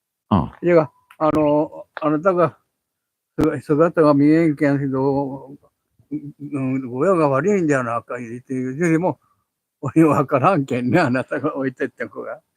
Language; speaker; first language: Japanese; native; Japanese